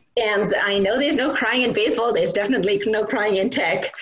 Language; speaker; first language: English; non-native, local second language; Bangla